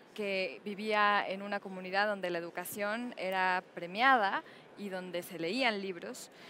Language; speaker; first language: Spanish; native; Spanish